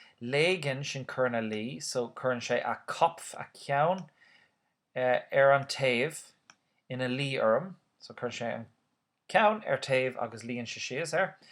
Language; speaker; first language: Irish; non-native, local second language; English